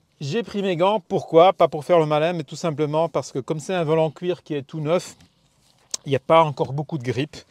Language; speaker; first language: French; native; French